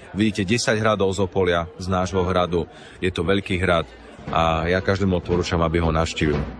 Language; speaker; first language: Slovak; native; Slovak